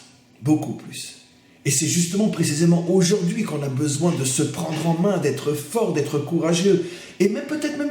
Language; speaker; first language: French; native; French